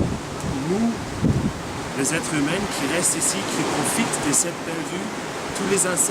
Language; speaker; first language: French; non-native, fluent; German